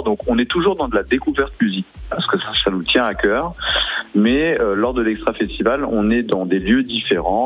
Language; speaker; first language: French; native; French